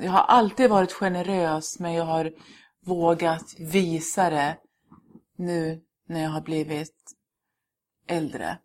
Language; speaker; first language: Swedish; early bilingual, other home language; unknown